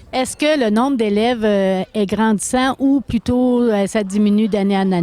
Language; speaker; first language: French; native; French